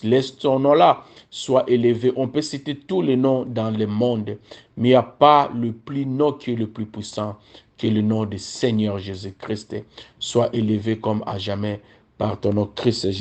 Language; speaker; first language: French; non-native, local second language; Lingala